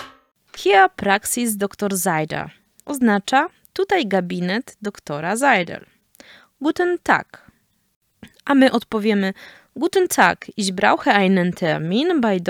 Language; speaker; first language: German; non-native, fluent; Polish